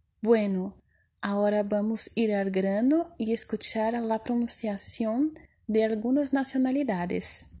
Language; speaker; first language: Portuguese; non-native, learner; Spanish